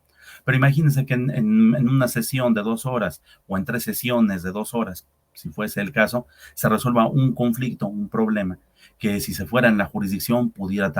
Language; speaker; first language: Spanish; native; Spanish